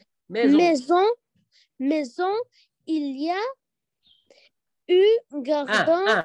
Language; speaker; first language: French; non-native, learner; Arabic